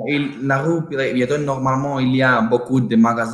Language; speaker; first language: French; non-native, learner; Portuguese